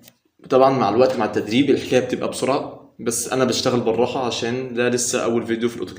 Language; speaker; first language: Arabic; native; Arabic